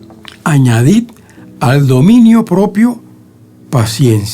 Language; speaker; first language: Spanish; native; Spanish